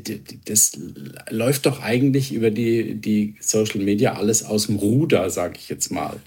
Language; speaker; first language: German; native; German